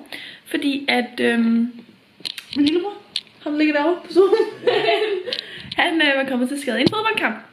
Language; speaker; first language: Danish; native; Danish